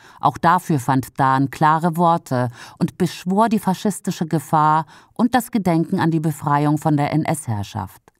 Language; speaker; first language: German; native; German